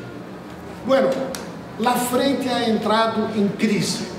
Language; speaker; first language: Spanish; non-native, fluent; Portuguese